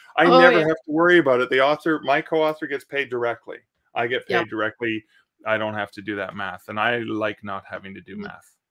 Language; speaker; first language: English; native; English